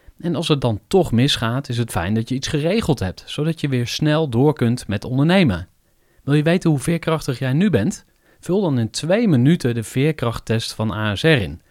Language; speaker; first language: Dutch; native; Dutch